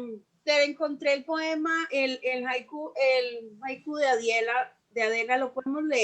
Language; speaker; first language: Spanish; native; Spanish